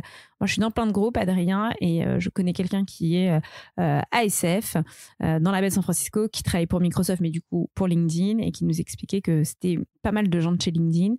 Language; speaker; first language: French; native; French